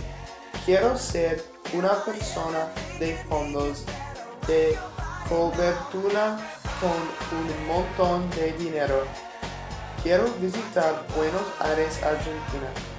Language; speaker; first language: Spanish; non-native, learner; English